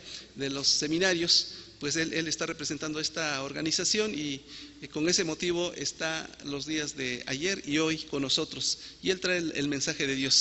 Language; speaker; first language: Spanish; native; Spanish